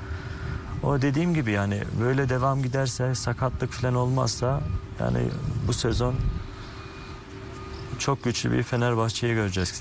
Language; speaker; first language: Turkish; early bilingual, heritage; Turkish